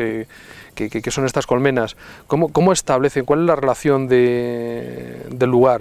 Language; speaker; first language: Spanish; native; Spanish